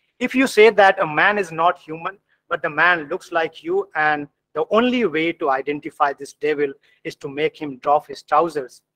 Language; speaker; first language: English; non-native, local second language; Hindi